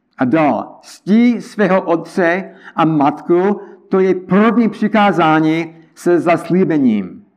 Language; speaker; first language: Czech; non-native, learner; English